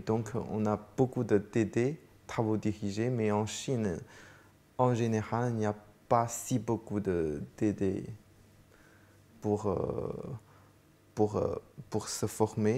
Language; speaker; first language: French; non-native, fluent; Chinese